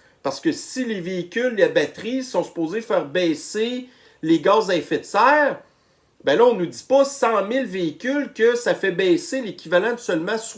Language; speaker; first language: French; native; French